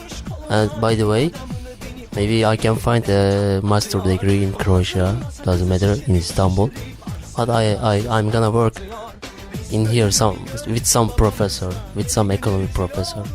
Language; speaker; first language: English; non-native, learner; Turkish